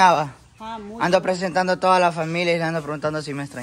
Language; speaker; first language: Spanish; native; Spanish